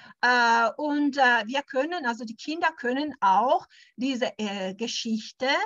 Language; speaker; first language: German; non-native, fluent; Italian